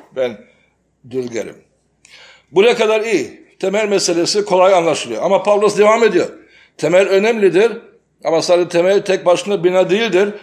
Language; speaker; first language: Turkish; native; Turkish